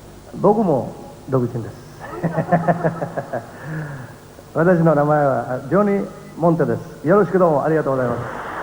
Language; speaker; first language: Japanese; non-native, learner; Spanish